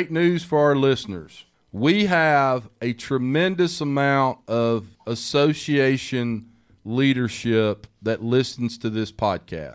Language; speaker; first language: English; native; English